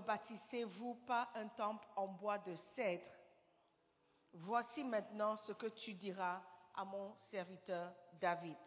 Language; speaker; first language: French; non-native, fluent; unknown